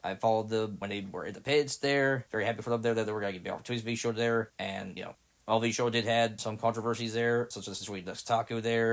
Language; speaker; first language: English; native; English